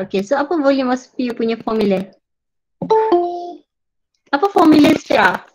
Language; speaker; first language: Malay; native; Malay